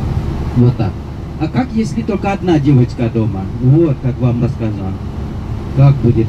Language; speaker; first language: Russian; non-native, fluent; Balinese